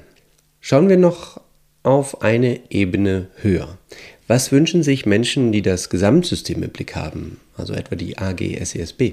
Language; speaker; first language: German; native; German